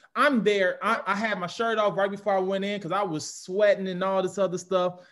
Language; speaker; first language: English; native; English